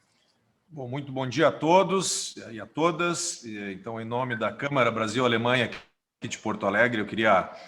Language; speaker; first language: Portuguese; non-native, fluent; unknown